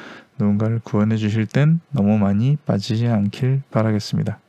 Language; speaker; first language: Korean; native; Korean